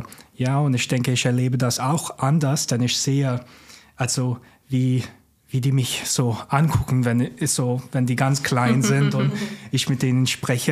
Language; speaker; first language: German; non-native, fluent; English